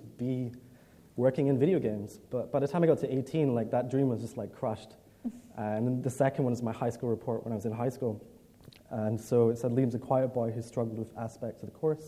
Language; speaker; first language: English; native; English